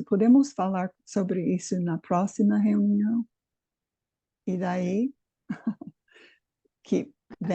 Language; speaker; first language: Portuguese; non-native, fluent; English